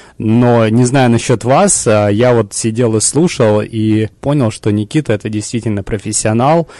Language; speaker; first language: Russian; early bilingual, heritage; Russian